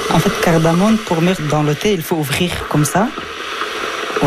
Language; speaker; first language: French; early bilingual, other home language; Persian